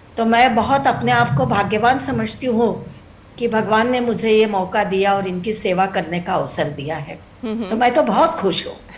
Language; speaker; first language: Hindi; non-native, local second language; Telugu